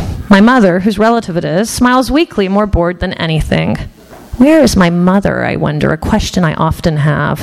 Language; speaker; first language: English; early bilingual, other home language; Persian